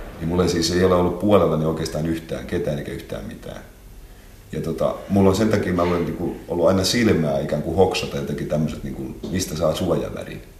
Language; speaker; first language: Finnish; native; Finnish